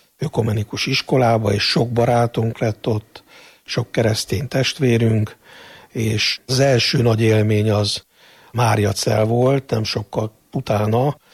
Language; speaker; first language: Hungarian; native; Hungarian